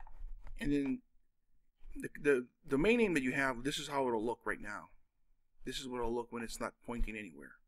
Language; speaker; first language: English; native; English